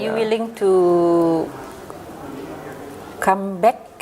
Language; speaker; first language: English; non-native, fluent; Indonesian